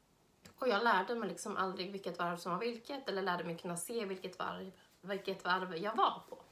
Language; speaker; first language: Swedish; native; Swedish